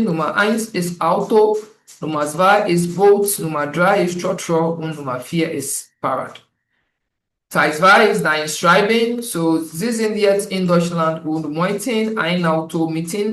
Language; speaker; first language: German; non-native, fluent; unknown